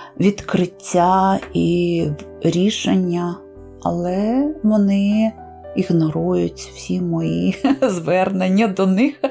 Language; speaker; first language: Ukrainian; native; Ukrainian